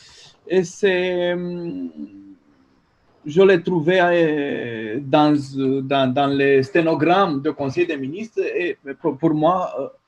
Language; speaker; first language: French; non-native, fluent; Romanian